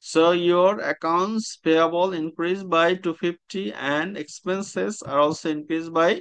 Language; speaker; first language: English; non-native, local second language; Bangla